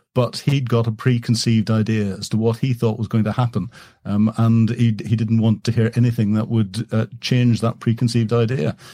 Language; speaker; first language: English; native; English